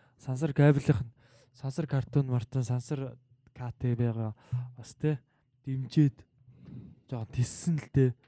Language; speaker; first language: Mongolian; native; Mongolian